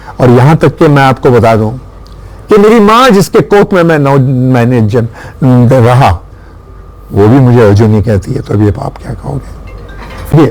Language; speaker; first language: Hindi; native; Hindi